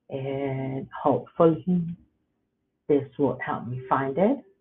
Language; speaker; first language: English; non-native, fluent; Spanish